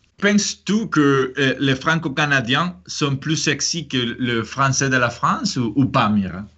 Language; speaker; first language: French; non-native, fluent; Spanish